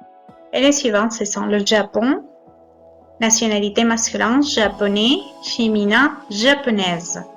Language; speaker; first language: French; non-native, fluent; Spanish